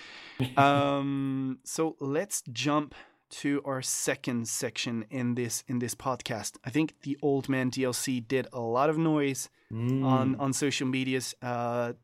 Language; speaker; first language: English; non-native, fluent; French